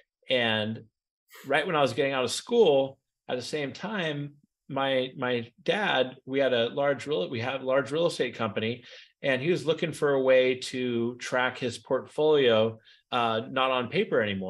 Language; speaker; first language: English; native; English